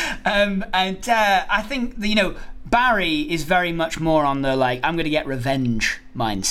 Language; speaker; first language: English; native; English